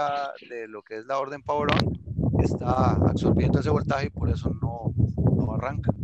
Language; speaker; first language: Spanish; native; Spanish